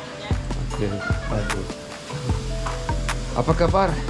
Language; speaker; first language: Indonesian; non-native, learner; German